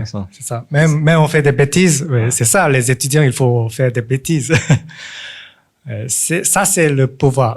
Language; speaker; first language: French; non-native, fluent; Korean